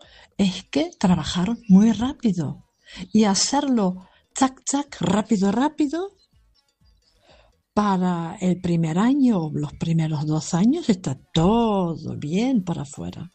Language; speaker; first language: Spanish; non-native, fluent; German